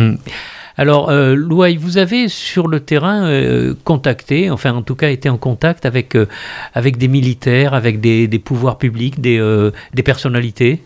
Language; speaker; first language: French; native; French